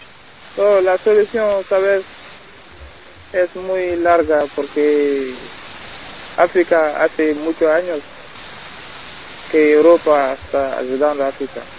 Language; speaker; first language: Spanish; non-native, learner; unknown